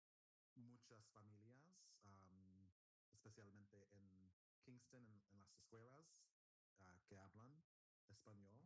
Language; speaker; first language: Spanish; non-native, learner; English